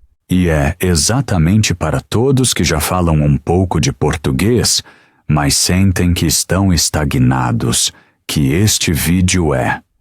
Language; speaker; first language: Portuguese; non-native, fluent; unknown